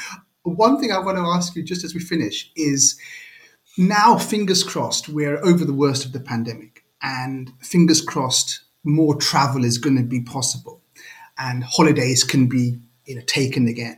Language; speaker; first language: English; native; English